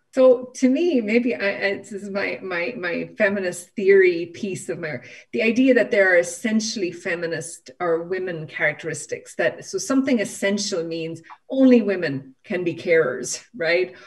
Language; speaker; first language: English; native; English